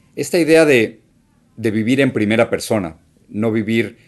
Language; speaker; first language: Spanish; native; Spanish